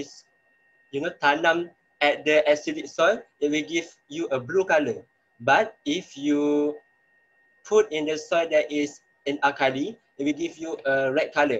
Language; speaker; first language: English; non-native, local second language; Malay